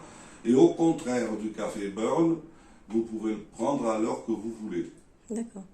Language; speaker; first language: French; non-native, learner; Portuguese